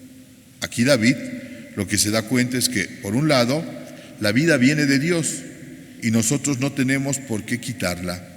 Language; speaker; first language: Spanish; native; Spanish